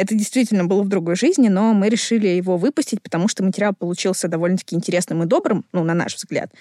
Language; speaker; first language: Russian; native; Russian